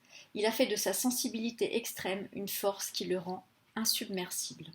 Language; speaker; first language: French; native; French